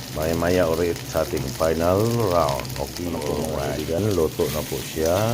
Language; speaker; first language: Filipino; non-native, local second language; Cebuano